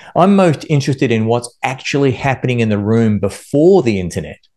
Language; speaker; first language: English; native; English